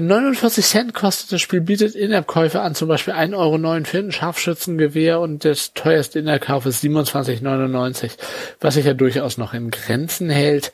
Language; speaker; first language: German; native; German